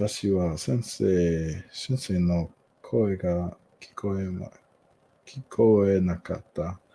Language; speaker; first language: Japanese; non-native, learner; English